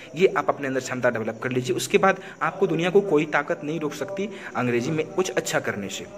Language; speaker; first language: Hindi; native; Hindi